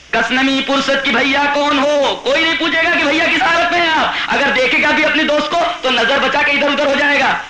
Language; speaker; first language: Urdu; native; Urdu